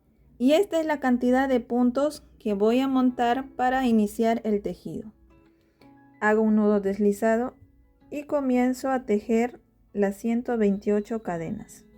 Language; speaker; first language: Spanish; native; Spanish